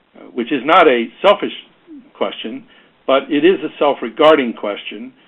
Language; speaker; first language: English; native; English